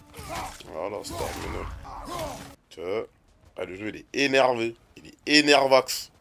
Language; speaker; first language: French; native; French